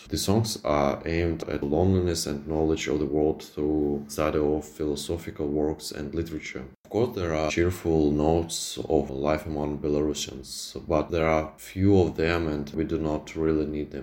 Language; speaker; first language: English; non-native, fluent; Belarusian